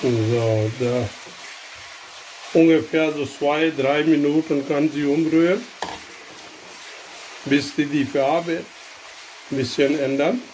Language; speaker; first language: German; non-native, learner; Urdu